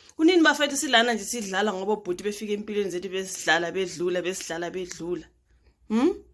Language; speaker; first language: Zulu; native; Zulu